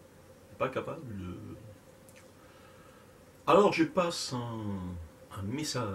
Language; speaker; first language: French; native; French